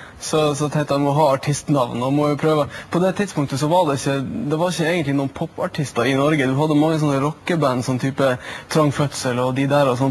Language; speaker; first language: Norwegian; native; Norwegian